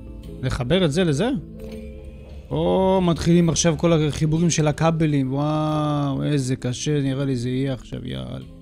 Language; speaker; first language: Hebrew; native; Hebrew